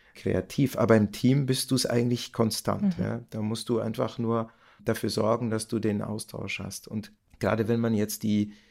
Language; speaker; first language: German; native; German